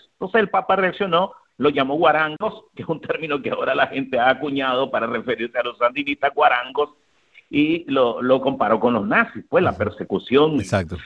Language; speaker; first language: Spanish; native; Spanish